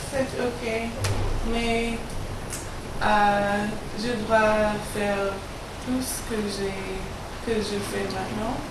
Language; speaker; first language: French; non-native, learner; English